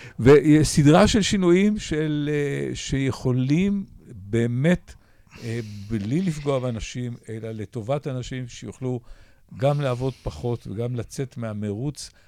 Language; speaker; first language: Hebrew; native; Hebrew